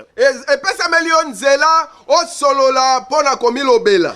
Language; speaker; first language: Lingala; native; Lingala